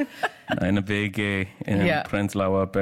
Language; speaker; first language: German; non-native, fluent; English